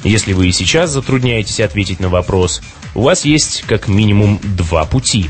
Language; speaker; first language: Russian; native; Russian